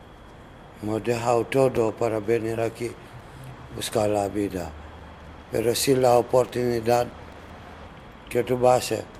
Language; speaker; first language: Spanish; non-native, learner; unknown